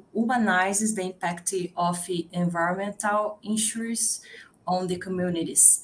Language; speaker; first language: English; non-native, learner; Portuguese